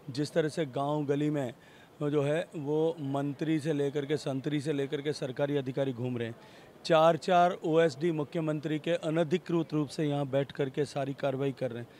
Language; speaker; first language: Hindi; native; Hindi